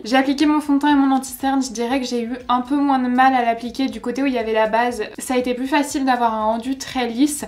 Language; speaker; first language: French; native; French